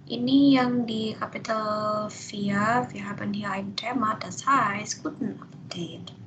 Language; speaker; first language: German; non-native, fluent; Indonesian